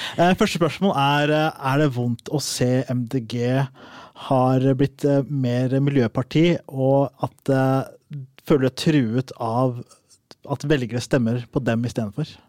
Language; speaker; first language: Norwegian; early bilingual, other home language; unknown